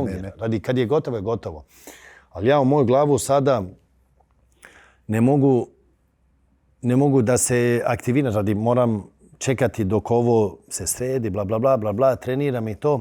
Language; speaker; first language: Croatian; early bilingual, heritage; Bosnian